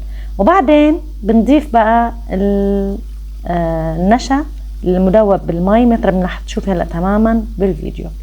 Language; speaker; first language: Arabic; native; Arabic